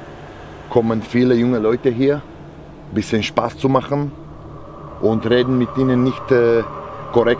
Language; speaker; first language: German; non-native, learner; Slovak